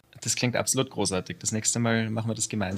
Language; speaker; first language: German; native; German